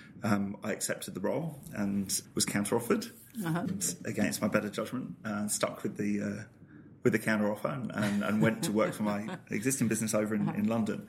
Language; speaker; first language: English; native; English